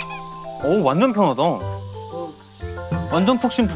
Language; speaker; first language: Korean; native; Korean